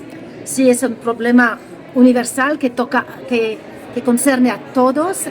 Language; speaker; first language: Spanish; non-native, fluent; French